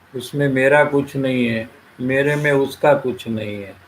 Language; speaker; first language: Hindi; non-native, local second language; Gujarati